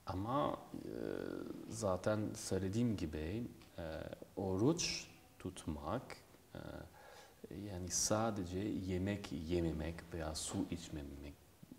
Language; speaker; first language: Turkish; non-native, fluent; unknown